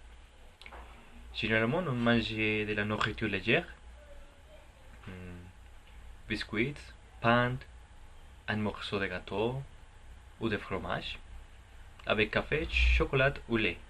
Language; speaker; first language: French; non-native, learner; Spanish